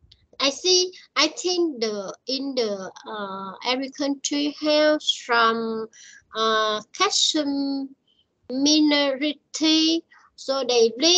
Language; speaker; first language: English; non-native, learner; Vietnamese